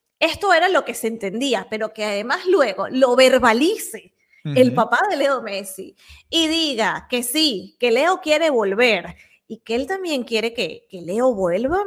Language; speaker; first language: Spanish; native; Spanish